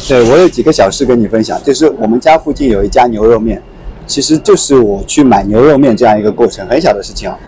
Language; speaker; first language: Chinese; native; Chinese